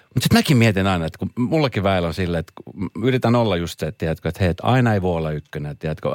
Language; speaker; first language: Finnish; early bilingual, other home language; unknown